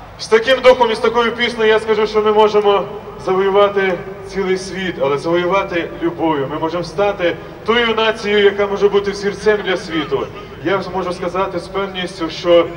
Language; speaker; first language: Ukrainian; native; Ukrainian